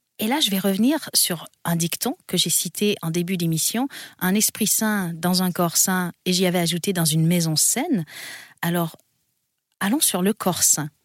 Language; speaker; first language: French; native; French